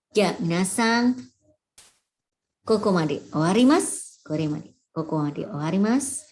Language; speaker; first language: Japanese; non-native, fluent; Indonesian